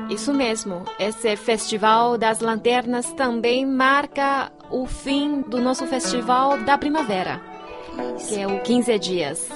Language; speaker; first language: Portuguese; non-native, fluent; Chinese